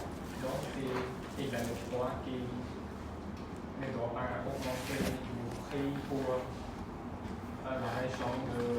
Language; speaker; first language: French; non-native, learner; Khmer